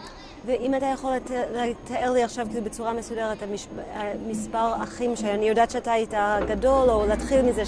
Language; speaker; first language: Hebrew; native; Hebrew